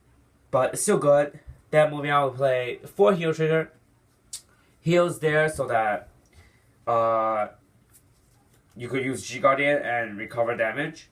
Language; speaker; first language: English; non-native, fluent; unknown